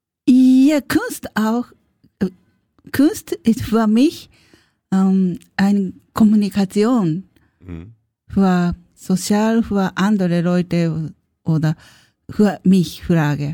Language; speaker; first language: German; non-native, learner; Japanese